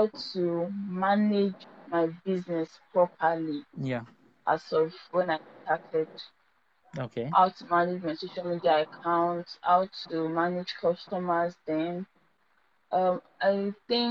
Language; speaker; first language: English; non-native, local second language; Igbo